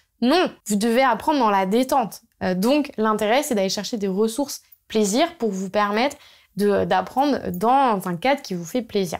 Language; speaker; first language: French; native; French